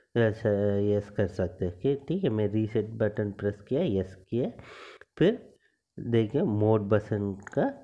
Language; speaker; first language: Hindi; non-native, local second language; Tamil